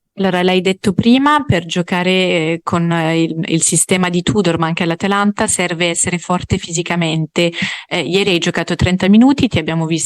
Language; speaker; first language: Italian; native; Italian